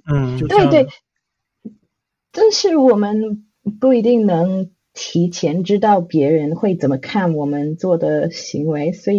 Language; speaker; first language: Chinese; non-native, fluent; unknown